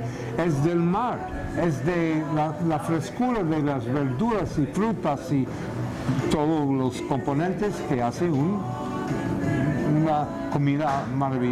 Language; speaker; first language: Spanish; non-native, fluent; English